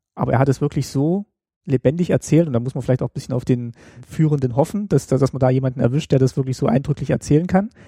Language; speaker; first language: German; native; German